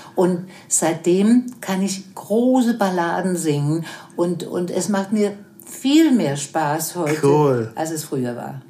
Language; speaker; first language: German; non-native, fluent; Danish